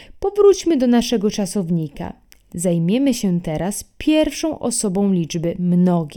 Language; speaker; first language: Polish; non-native, fluent; Italian